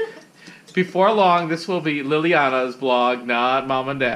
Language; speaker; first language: English; native; English